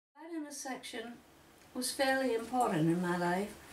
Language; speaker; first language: English; native; English